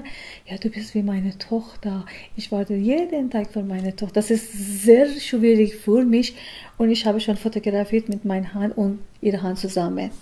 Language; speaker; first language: German; non-native, learner; Persian